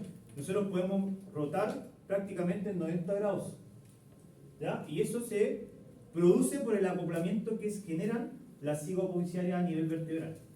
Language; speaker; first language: Spanish; native; Spanish